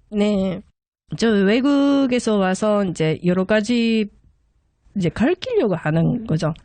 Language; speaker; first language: Korean; non-native, fluent; Japanese